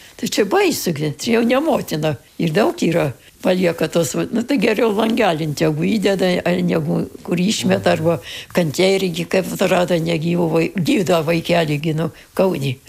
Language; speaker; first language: Lithuanian; native; Lithuanian